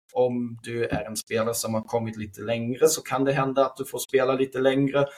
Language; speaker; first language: Swedish; non-native, fluent; German